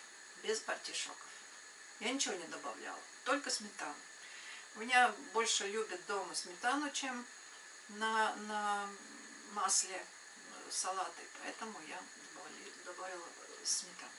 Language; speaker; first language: Russian; non-native, local second language; Latvian